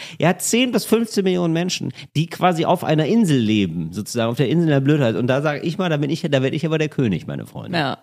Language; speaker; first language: German; native; German